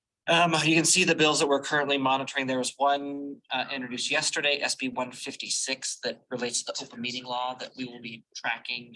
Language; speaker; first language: English; native; English